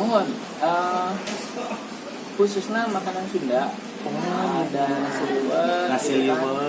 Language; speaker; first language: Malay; non-native, local second language; Sundanese